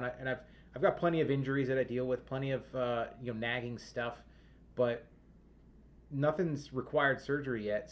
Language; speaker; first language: English; native; English